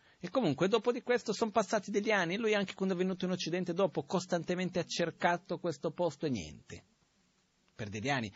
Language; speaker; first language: Italian; non-native, fluent; Portuguese